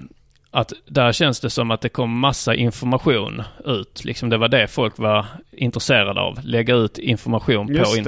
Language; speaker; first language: Swedish; native; Swedish